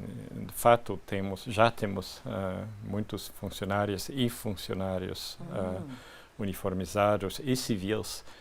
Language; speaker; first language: Portuguese; non-native, fluent; French